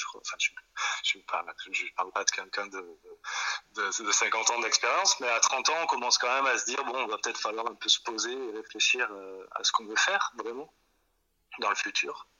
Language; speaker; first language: French; native; French